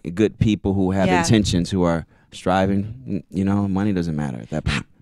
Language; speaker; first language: English; native; English